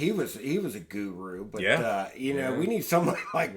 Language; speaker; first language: English; native; English